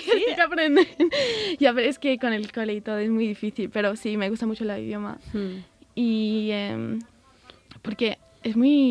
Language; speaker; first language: Spanish; early bilingual, heritage; English